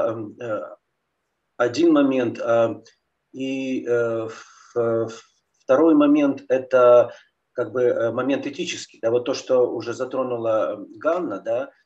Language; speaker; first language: Russian; native; Russian